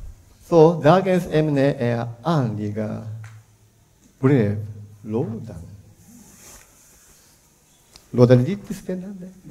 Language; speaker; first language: Swedish; non-native, fluent; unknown